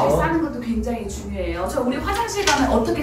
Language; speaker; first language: Korean; native; Korean